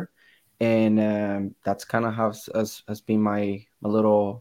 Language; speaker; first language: English; non-native, fluent; Spanish